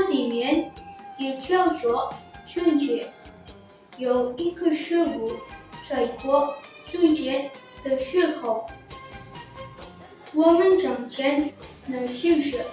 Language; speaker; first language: Chinese; non-native, learner; Indonesian